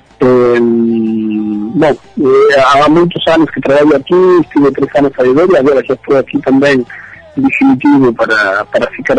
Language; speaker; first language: Portuguese; non-native, learner; Spanish